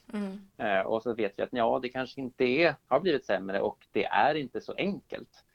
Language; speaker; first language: Swedish; native; Swedish